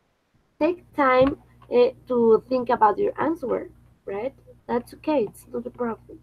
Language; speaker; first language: English; non-native, fluent; Spanish